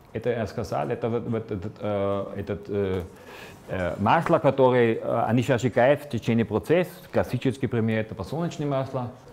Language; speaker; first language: Russian; non-native, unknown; Slovenian